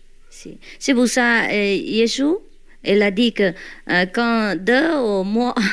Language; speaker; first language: French; non-native, learner; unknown